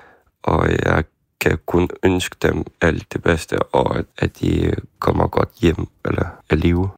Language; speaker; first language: Danish; non-native, learner; Ukrainian